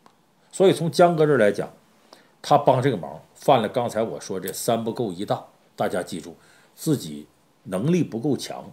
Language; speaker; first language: Chinese; native; Chinese